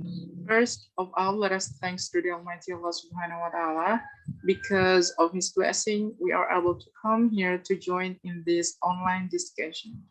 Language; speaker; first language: English; non-native, learner; Indonesian